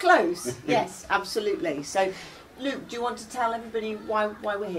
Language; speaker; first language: English; native; English